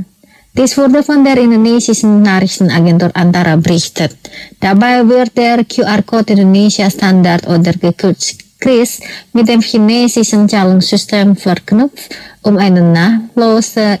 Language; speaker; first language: German; non-native, fluent; Indonesian